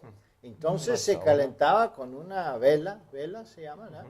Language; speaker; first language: Spanish; non-native, fluent; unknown